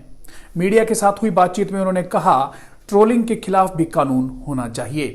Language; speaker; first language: Hindi; native; Hindi